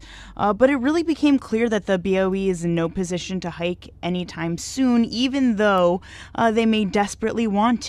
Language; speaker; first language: English; native; English